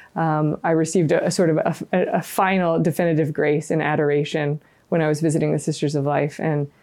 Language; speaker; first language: English; native; English